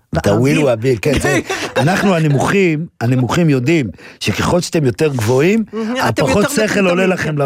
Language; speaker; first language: Hebrew; native; Hebrew